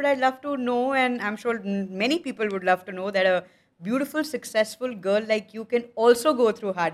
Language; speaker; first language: English; non-native, local second language; Hindi